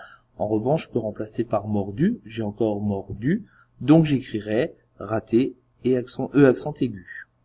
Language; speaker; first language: French; native; French